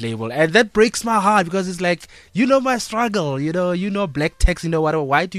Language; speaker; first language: English; non-native, local second language; Tswana